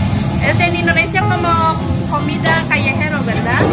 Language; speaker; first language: Spanish; non-native, learner; Indonesian